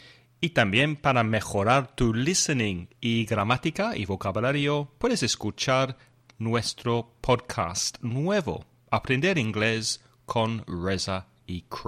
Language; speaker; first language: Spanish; non-native, fluent; English